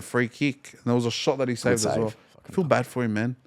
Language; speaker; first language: English; native; English